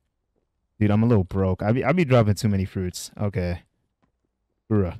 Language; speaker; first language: English; native; English